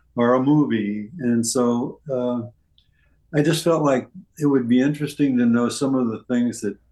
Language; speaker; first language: English; native; English